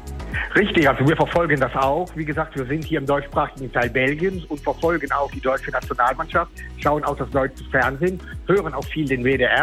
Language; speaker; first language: German; native; German